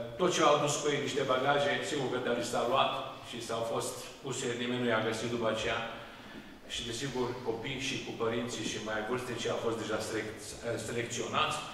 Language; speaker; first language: Romanian; early bilingual, heritage; Romanian